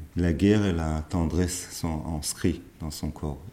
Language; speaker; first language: French; non-native, fluent; Hebrew